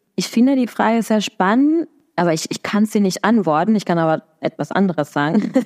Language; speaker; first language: German; non-native, fluent; Spanish